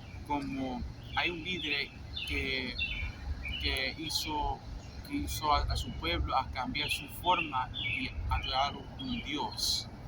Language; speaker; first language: Spanish; non-native, fluent; English